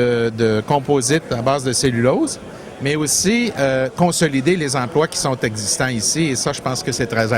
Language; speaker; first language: French; native; French